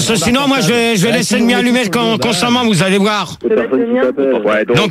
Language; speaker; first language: French; native; French